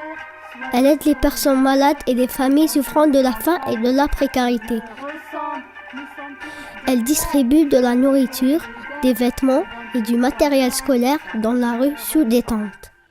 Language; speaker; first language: French; non-native, learner; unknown